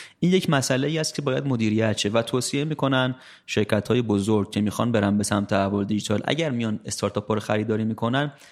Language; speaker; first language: Persian; native; Persian